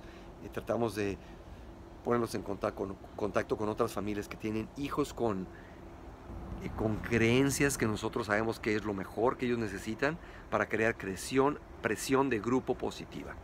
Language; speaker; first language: Spanish; native; Spanish